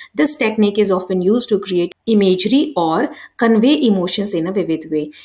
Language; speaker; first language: Hindi; native; Hindi